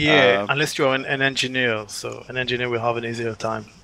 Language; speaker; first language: English; non-native, fluent; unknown